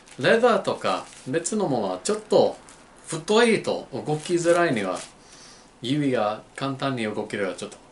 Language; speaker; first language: Japanese; non-native, learner; English